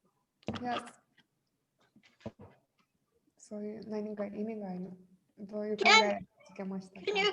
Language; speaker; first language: Japanese; non-native, fluent; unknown